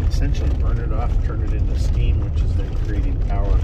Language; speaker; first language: English; native; English